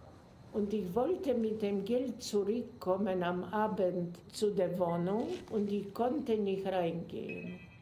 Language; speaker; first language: German; non-native, fluent; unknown